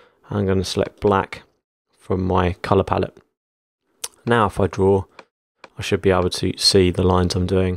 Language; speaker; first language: English; native; English